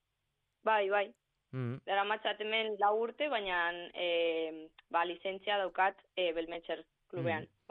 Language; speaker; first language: Basque; non-native, local second language; Spanish